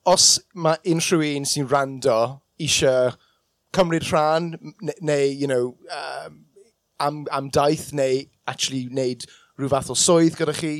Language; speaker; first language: Welsh; non-native, local second language; English